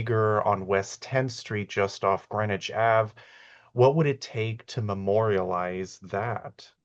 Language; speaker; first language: English; native; English